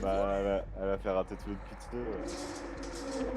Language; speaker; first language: French; native; French